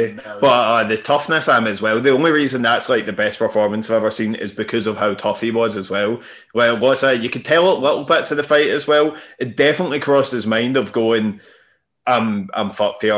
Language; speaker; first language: English; native; English